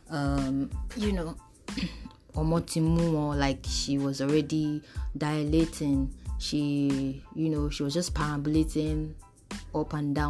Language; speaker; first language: English; non-native, local second language; Yoruba